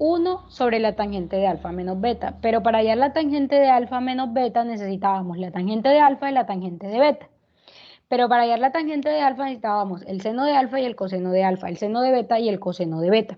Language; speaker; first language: Spanish; native; Spanish